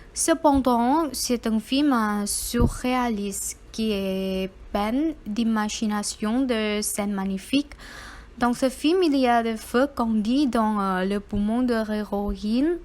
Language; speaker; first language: French; non-native, learner; Thai